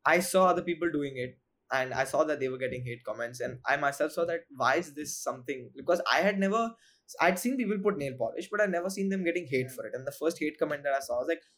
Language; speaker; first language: English; non-native, local second language; Hindi